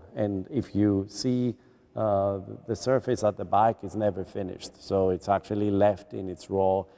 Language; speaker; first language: English; non-native, fluent; Greek